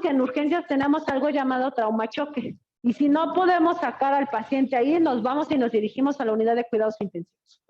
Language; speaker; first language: Spanish; native; Spanish